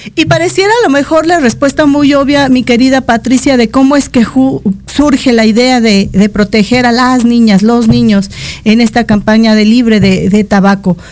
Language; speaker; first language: Spanish; native; Spanish